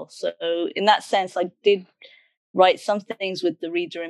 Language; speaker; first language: English; native; English